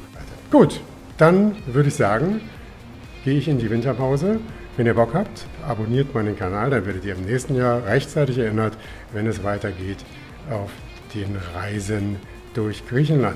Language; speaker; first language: German; native; German